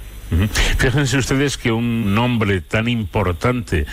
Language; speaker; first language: Spanish; native; Spanish